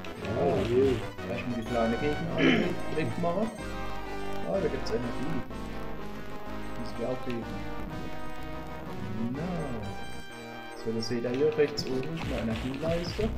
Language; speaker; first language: German; native; German